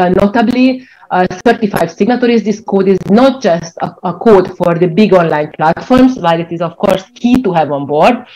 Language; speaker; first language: English; non-native, fluent; Ukrainian